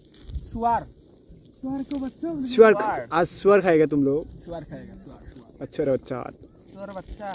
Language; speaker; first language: Hindi; non-native, local second language; Assamese